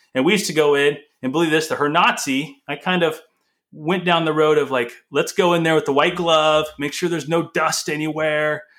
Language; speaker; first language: English; early bilingual, other home language; Portuguese